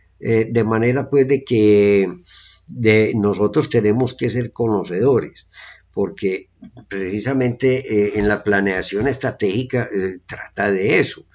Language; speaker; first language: Spanish; native; Spanish